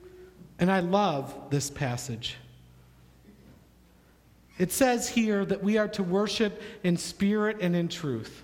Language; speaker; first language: English; native; English